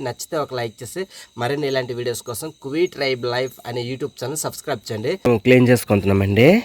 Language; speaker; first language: Telugu; non-native, local second language; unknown